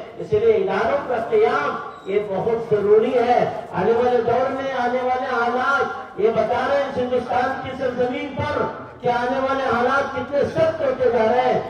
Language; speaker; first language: Urdu; native; Urdu